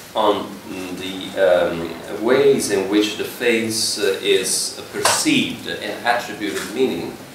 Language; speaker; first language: English; non-native, fluent; Italian